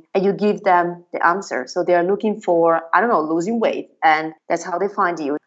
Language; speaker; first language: English; non-native, fluent; Italian